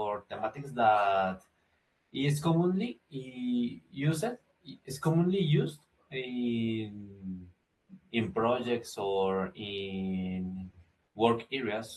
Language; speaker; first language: English; non-native, learner; Spanish